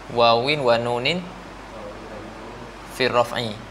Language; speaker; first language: Arabic; non-native, fluent; Malay